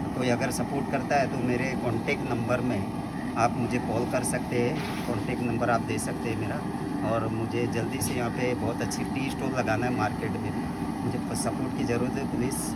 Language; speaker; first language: Hindi; non-native, local second language; Gujarati